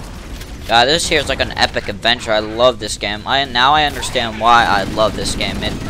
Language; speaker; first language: English; native; English